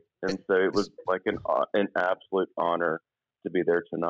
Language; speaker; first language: English; native; English